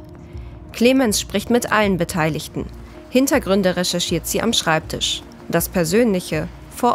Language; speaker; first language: German; native; German